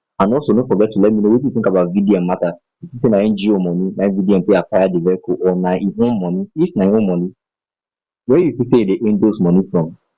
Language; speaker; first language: Nigerian Pidgin; native; Nigerian Pidgin